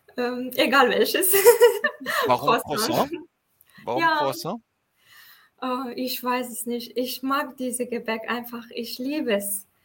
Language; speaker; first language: German; non-native, fluent; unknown